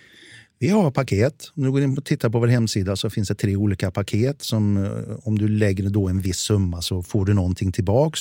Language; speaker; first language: Swedish; native; Swedish